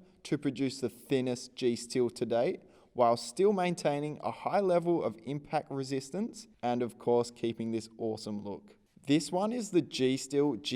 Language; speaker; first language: English; native; English